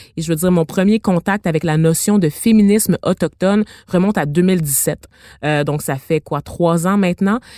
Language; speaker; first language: French; native; French